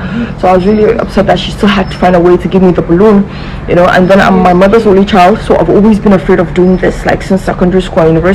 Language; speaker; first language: English; non-native, local second language; Hausa